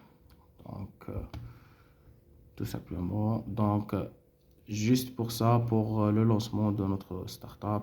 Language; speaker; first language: French; non-native, local second language; Arabic